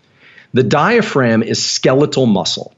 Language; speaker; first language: English; native; English